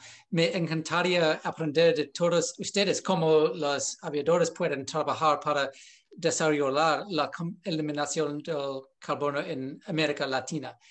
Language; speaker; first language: Spanish; non-native, learner; English